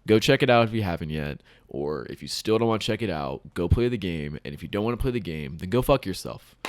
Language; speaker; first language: English; native; English